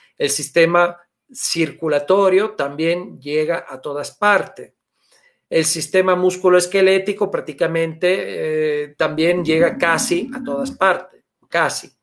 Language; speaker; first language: Spanish; non-native, fluent; Italian